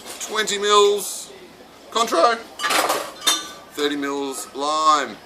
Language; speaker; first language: English; native; English